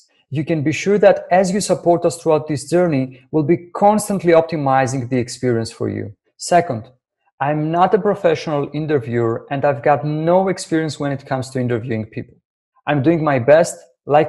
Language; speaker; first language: English; non-native, fluent; Greek